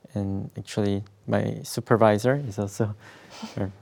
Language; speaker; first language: English; non-native, fluent; Korean